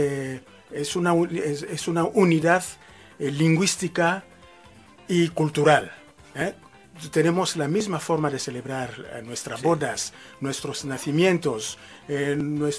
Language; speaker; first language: Spanish; non-native, fluent; Lingala